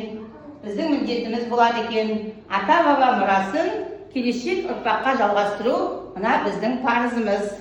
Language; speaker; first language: Kazakh; native; Kazakh